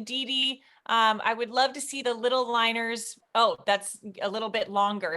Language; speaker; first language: English; native; English